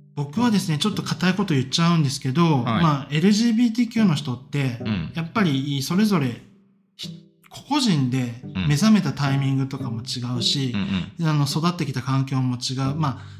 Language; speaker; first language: Japanese; native; Japanese